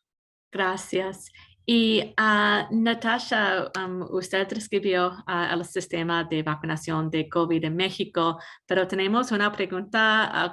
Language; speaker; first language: Spanish; non-native, fluent; English